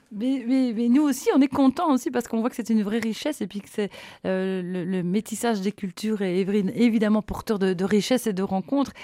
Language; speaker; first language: French; native; French